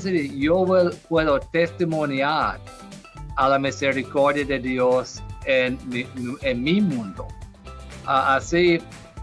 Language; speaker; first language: Spanish; non-native, fluent; English